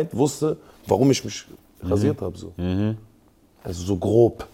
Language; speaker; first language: German; native; German